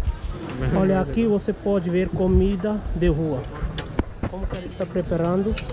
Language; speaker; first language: Portuguese; non-native, learner; Hindi